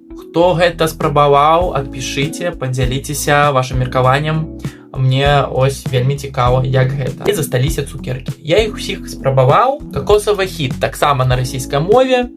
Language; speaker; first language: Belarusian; non-native, local second language; Russian